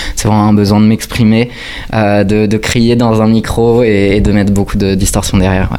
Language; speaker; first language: French; native; French